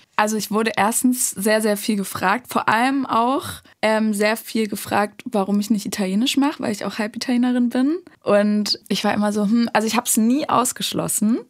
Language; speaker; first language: German; native; German